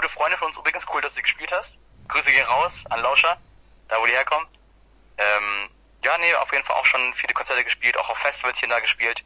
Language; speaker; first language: German; native; German